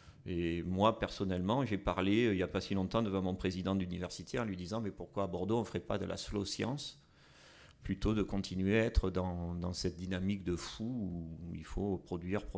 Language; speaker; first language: French; native; French